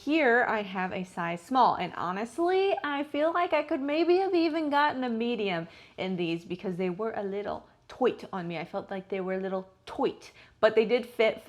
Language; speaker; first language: English; native; English